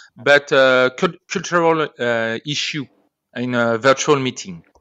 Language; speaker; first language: English; non-native, fluent; French